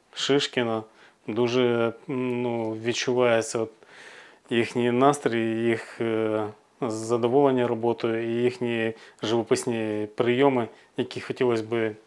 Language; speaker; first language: Ukrainian; native; Ukrainian